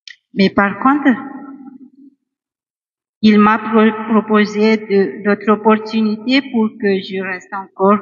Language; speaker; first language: French; non-native, local second language; Malagasy